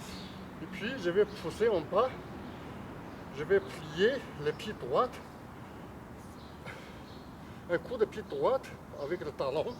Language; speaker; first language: French; non-native, learner; Chinese